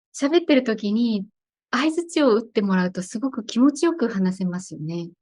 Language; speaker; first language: Japanese; native; Japanese